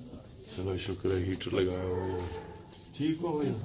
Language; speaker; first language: Urdu; native; Urdu